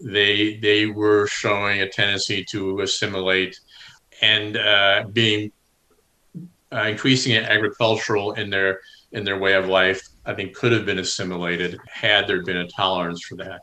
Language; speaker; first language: English; native; English